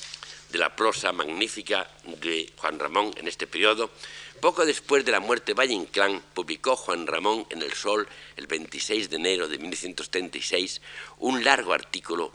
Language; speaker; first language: Spanish; native; Spanish